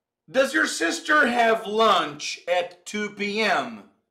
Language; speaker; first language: English; non-native, fluent; Portuguese